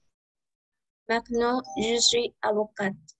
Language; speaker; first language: French; non-native, learner; Spanish